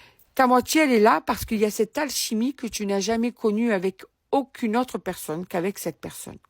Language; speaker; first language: French; native; French